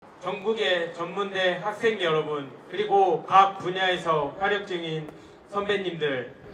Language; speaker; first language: Korean; native; Korean